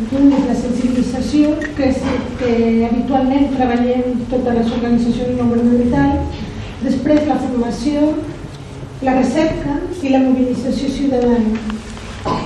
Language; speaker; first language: Catalan; non-native, local second language; Spanish